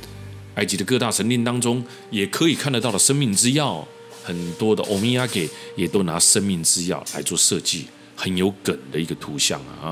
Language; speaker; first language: Chinese; native; Chinese